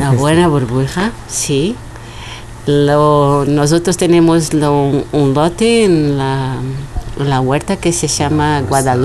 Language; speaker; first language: Spanish; non-native, learner; Portuguese